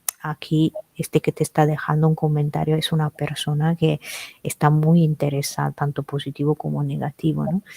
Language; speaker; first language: Spanish; non-native, fluent; Italian